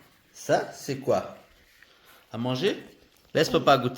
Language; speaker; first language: French; native; French